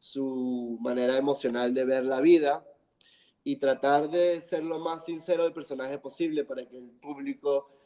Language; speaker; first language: Spanish; non-native, fluent; English